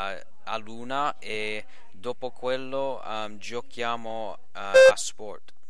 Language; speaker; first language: Italian; non-native, learner; English